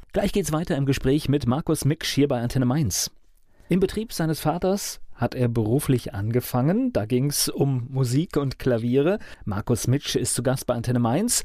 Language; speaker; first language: German; native; German